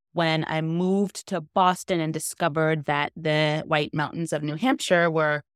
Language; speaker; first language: English; native; English